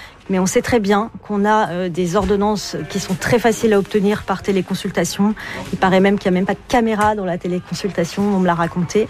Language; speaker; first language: French; native; French